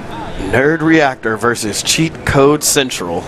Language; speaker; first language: English; native; English